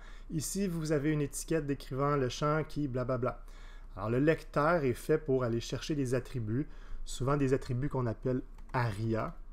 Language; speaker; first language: French; native; French